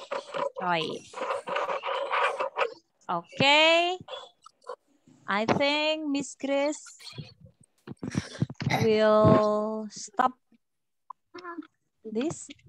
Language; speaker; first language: English; non-native, fluent; Indonesian